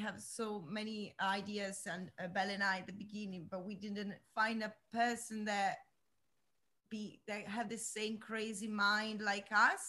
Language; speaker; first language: English; non-native, learner; Italian